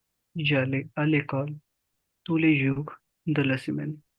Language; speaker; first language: French; non-native, learner; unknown